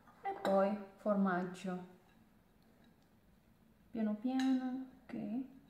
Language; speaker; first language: Italian; non-native, learner; Indonesian